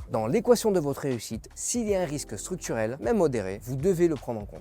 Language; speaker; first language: French; native; French